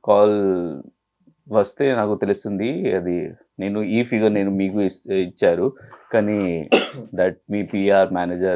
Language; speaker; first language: Telugu; non-native, learner; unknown